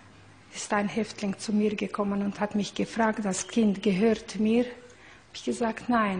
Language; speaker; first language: German; non-native, learner; Hungarian